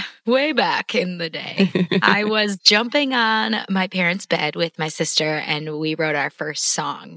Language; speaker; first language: English; native; English